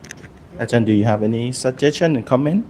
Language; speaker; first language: English; non-native, learner; Thai